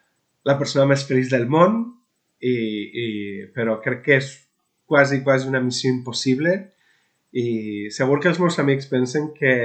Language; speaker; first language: Catalan; non-native, local second language; Spanish